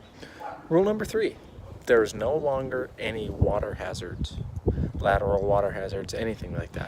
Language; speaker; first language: English; native; English